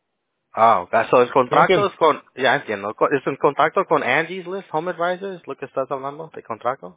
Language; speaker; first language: Spanish; early bilingual, heritage; Spanish